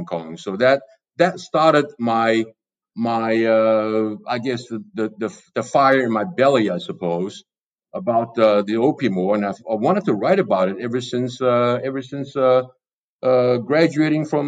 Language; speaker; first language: English; non-native, local second language; Cantonese